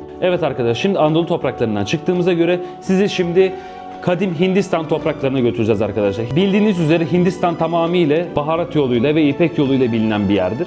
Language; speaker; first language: Turkish; native; Turkish